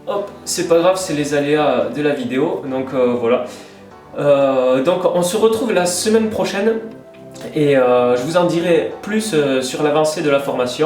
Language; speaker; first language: French; native; French